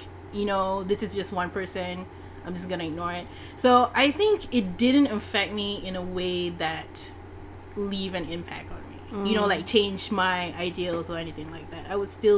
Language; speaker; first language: English; non-native, local second language; Malay